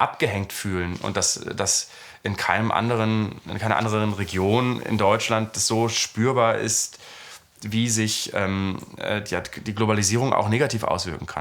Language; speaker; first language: German; native; German